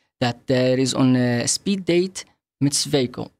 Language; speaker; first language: Dutch; non-native, learner; Arabic